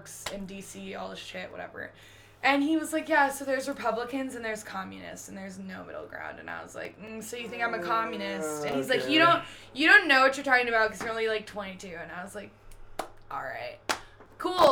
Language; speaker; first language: English; native; English